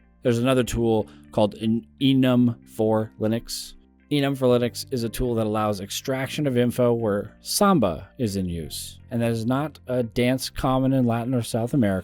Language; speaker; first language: English; native; English